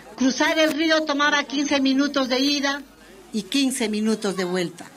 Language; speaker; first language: Spanish; native; Spanish